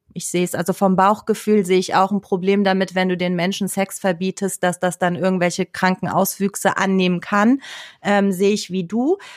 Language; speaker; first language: German; early bilingual, other home language; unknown